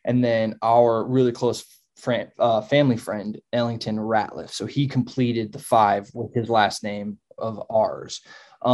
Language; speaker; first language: English; native; English